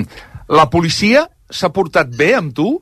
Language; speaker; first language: Italian; non-native, learner; Catalan